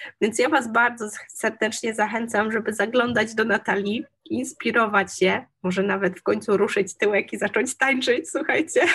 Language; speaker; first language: Polish; native; Polish